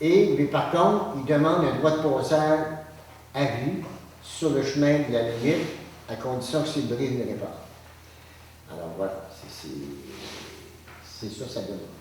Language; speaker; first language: French; native; French